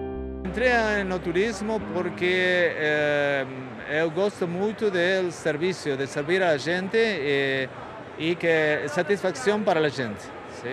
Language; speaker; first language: Portuguese; non-native, fluent; Spanish